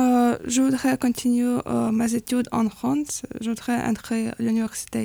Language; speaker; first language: French; non-native, learner; Ukrainian